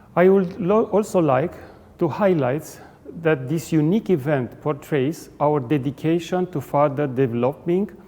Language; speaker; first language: English; non-native, fluent; Romanian